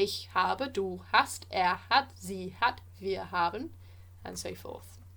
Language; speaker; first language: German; non-native, fluent; English